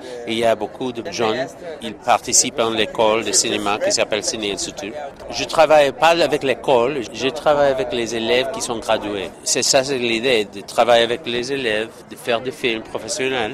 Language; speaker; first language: French; non-native, learner; English